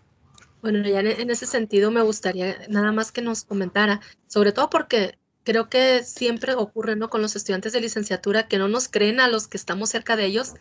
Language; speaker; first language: Spanish; native; Spanish